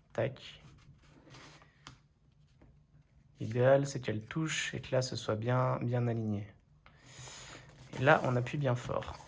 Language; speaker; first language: French; native; French